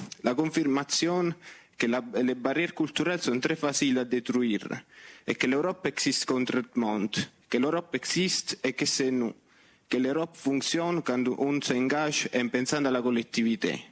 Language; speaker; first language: French; non-native, fluent; Italian